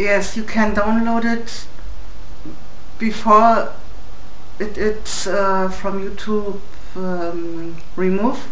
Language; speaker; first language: English; non-native, learner; German